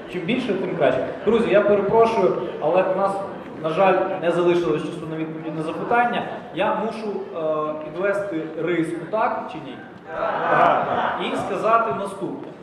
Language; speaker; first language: Ukrainian; native; Ukrainian